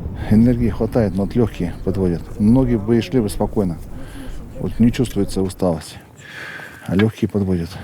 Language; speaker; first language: Russian; native; Russian